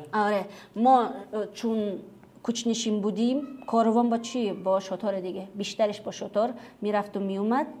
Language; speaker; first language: Persian; non-native, fluent; Kazakh